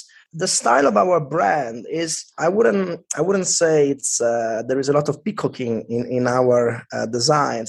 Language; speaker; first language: English; non-native, fluent; Italian